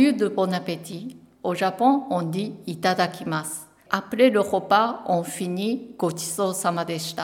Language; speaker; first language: French; non-native, learner; Japanese